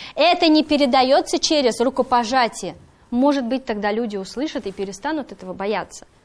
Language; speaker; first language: Russian; native; Russian